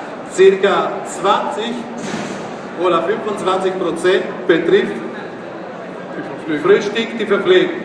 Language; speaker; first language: German; non-native, fluent; Greek